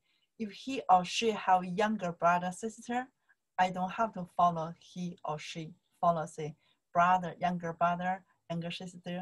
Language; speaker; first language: English; non-native, learner; Chinese